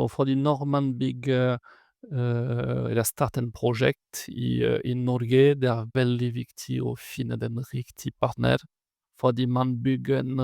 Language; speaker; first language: Norwegian; non-native, fluent; French